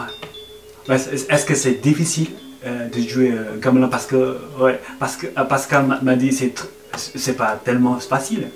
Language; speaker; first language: French; non-native, learner; Indonesian